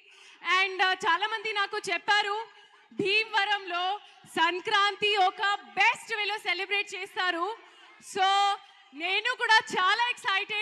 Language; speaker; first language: Telugu; non-native, local second language; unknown